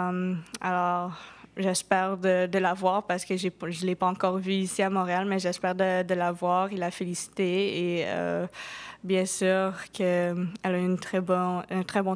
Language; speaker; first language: French; non-native, local second language; English